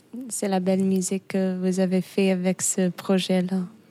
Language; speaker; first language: French; non-native, fluent; English